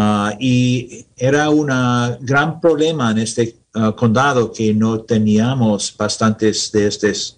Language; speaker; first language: Spanish; non-native, learner; English